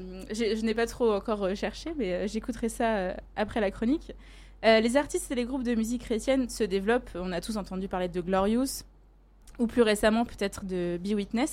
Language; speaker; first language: French; native; French